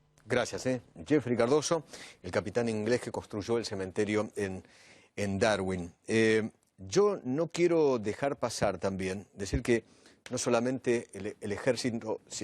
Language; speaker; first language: Spanish; native; Spanish